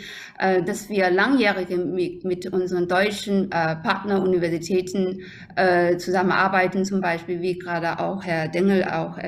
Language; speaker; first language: German; non-native, fluent; Chinese